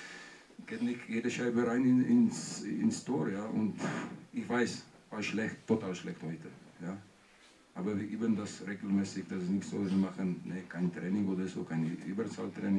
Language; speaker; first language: German; non-native, learner; Czech